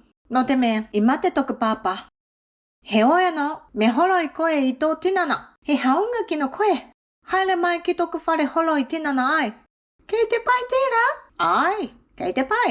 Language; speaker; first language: Māori; non-native, fluent; Japanese